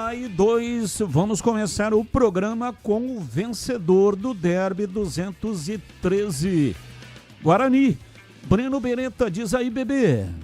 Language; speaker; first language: Portuguese; native; Portuguese